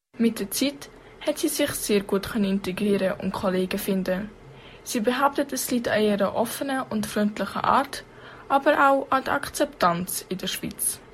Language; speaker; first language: German; native; German